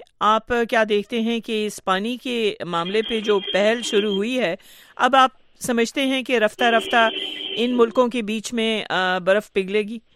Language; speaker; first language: Urdu; native; Urdu